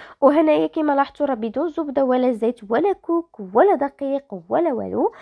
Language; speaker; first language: Arabic; native; Arabic